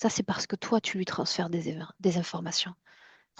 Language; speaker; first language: French; native; French